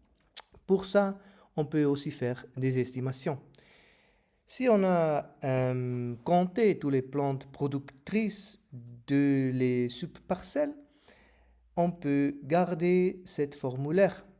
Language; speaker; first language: French; non-native, learner; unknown